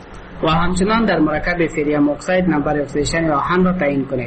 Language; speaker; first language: Persian; native; Persian